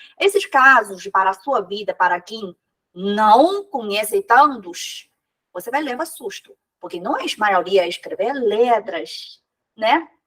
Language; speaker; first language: Portuguese; non-native, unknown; Chinese